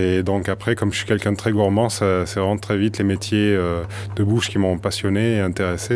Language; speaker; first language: French; native; French